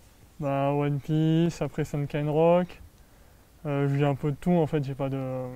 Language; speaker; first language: French; native; French